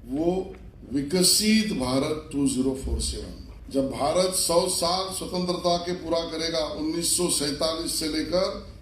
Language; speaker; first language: Hindi; non-native, local second language; Marathi